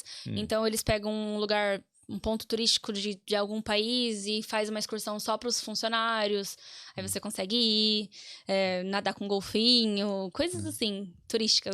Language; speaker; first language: Portuguese; native; Portuguese